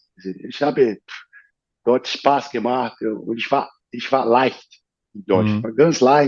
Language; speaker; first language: German; non-native, learner; Portuguese